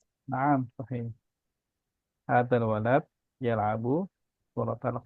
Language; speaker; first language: Arabic; non-native, fluent; Indonesian